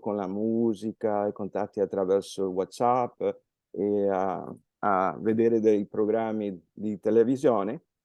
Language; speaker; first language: Italian; non-native, fluent; Spanish